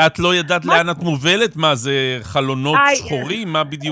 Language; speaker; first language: Hebrew; native; Hebrew